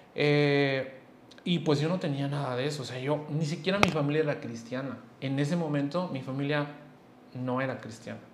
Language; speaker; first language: Spanish; native; Spanish